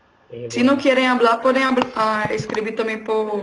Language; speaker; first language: Spanish; non-native, fluent; Portuguese